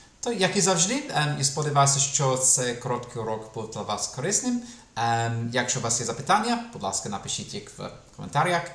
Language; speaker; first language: Ukrainian; non-native, fluent; English